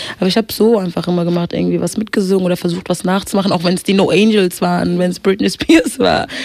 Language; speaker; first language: German; early bilingual, other home language; Swahili